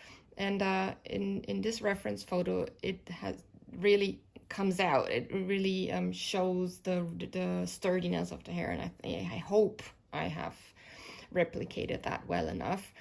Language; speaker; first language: English; non-native, fluent; German